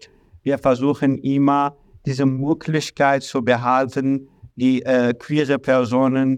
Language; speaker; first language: German; non-native, learner; Arabic